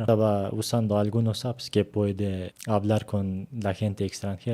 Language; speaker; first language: Spanish; non-native, learner; Turkish